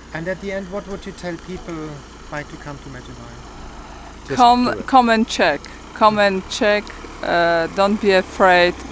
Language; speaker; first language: English; non-native, learner; Polish